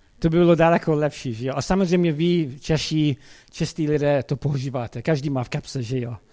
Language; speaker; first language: Czech; non-native, fluent; English